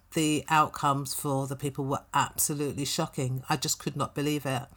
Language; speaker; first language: English; native; English